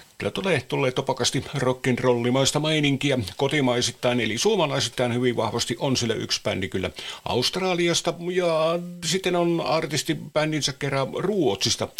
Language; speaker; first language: Finnish; native; Finnish